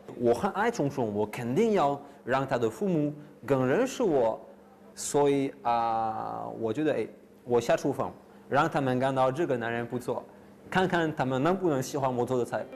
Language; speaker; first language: Chinese; non-native, fluent; French